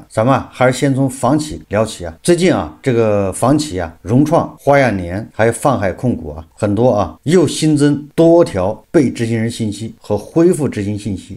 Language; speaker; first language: Chinese; native; Chinese